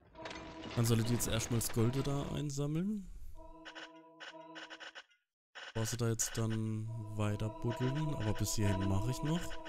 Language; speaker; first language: German; native; German